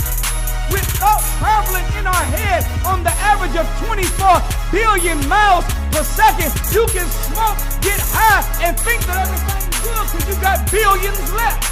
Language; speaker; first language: English; native; English